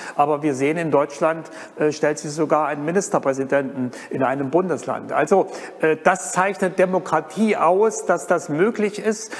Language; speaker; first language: German; native; German